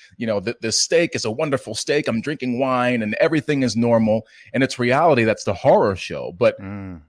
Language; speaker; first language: English; native; English